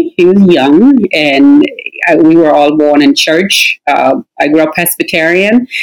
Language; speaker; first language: English; non-native, fluent; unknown